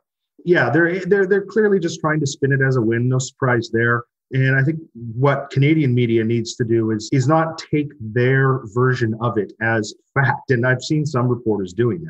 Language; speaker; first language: English; native; English